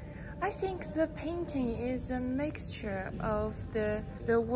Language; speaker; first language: English; non-native, learner; Chinese